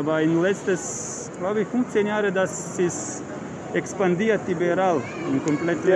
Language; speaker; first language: German; non-native, learner; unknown